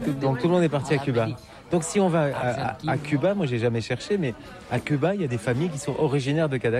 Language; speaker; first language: French; native; French